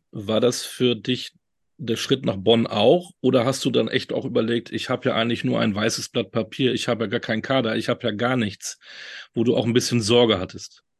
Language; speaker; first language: German; native; German